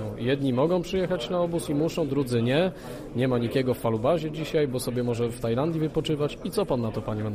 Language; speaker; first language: Polish; native; Polish